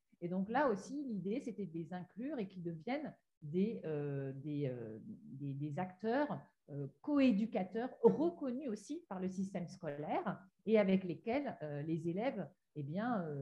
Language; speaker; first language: French; native; French